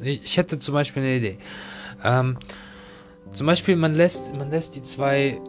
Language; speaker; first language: German; non-native, learner; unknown